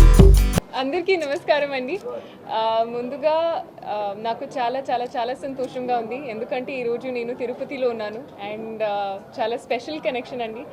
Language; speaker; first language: Telugu; non-native, learner; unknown